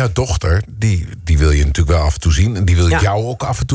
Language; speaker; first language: Dutch; native; Dutch